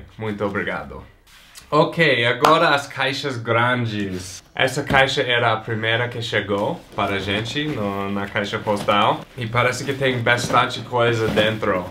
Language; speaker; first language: Portuguese; non-native, fluent; English